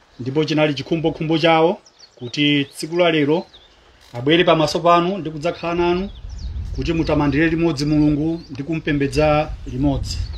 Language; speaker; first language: Nyanja; native; Nyanja